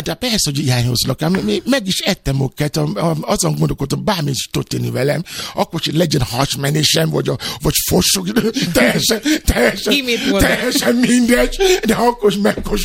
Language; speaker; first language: Hungarian; non-native, fluent; Yoruba